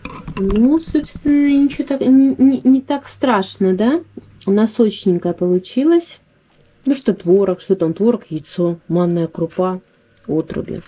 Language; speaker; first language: Russian; native; Russian